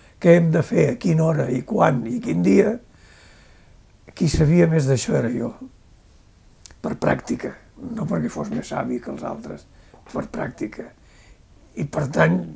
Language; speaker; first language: Catalan; native; Catalan